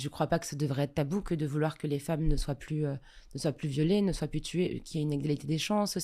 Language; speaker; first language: French; native; French